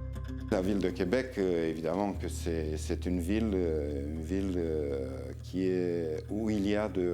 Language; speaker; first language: French; non-native, fluent; Romanian